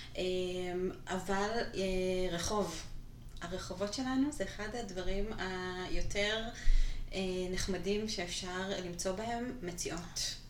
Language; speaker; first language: Hebrew; native; Hebrew